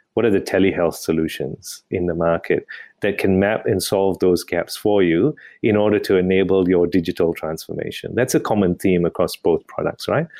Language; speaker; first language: English; non-native, local second language; Tamil